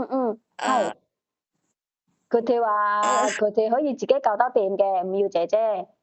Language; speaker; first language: Cantonese; native; Cantonese